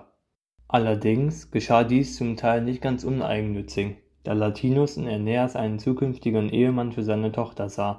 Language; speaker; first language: German; native; German